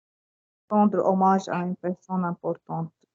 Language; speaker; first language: French; non-native, local second language; Arabic